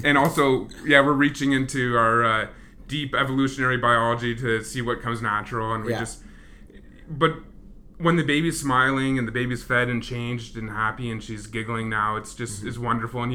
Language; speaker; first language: English; native; English